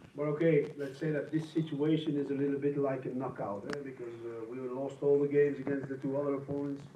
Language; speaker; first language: English; non-native, fluent; Dutch